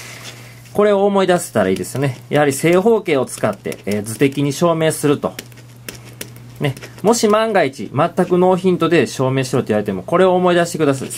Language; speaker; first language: Japanese; native; Japanese